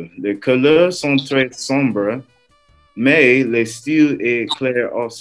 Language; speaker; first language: French; non-native, learner; English